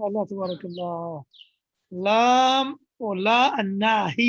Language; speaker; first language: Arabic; non-native, fluent; English